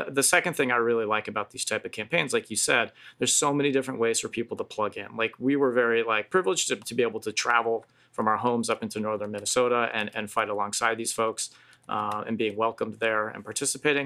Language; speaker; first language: English; native; English